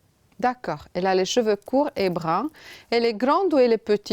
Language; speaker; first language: French; non-native, fluent; Romanian